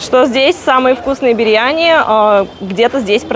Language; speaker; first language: Russian; native; Russian